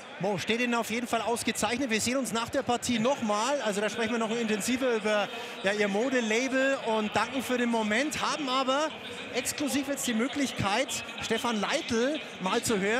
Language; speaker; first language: German; native; German